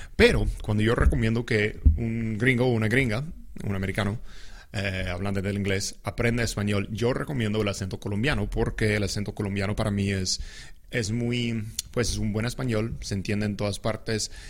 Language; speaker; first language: Spanish; non-native, fluent; English